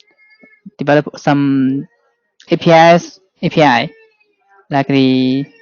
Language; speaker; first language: English; non-native, learner; Chinese